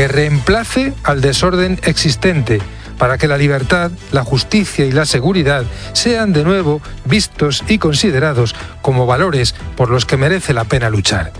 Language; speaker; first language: Spanish; native; Spanish